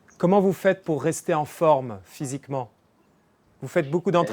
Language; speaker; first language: French; native; French